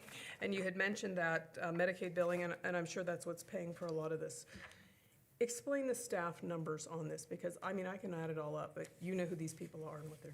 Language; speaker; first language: English; native; English